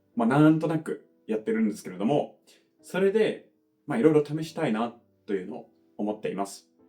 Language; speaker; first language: Japanese; non-native, fluent; English